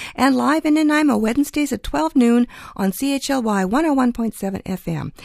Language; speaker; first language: English; early bilingual, other home language; Ukrainian